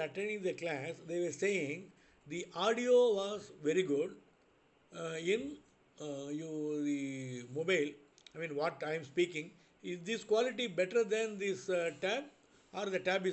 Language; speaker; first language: English; non-native, local second language; Tamil